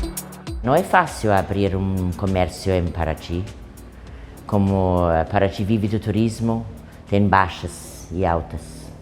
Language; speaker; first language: Portuguese; non-native, fluent; German